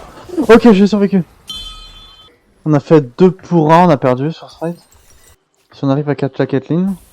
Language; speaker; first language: French; native; French